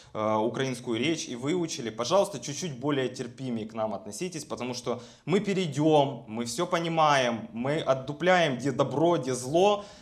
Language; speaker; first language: Russian; native; Russian